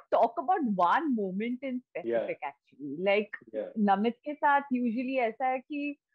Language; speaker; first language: English; non-native, local second language; Bangla